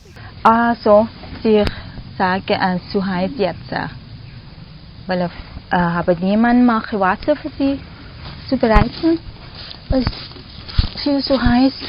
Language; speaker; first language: German; non-native, learner; Thai